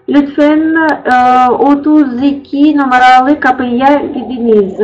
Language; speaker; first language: Turkish; non-native, learner; Russian